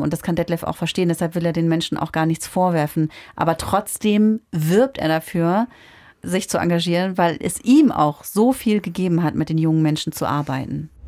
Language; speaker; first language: German; native; German